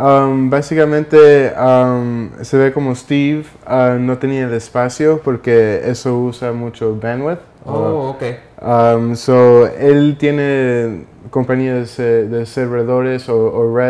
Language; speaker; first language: Spanish; early bilingual, heritage; Spanish